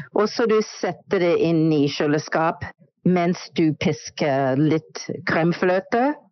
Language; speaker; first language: Norwegian; non-native, fluent; English